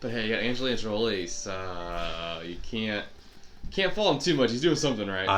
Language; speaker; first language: English; native; English